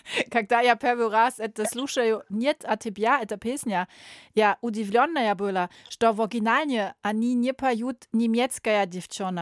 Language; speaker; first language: Russian; non-native, learner; German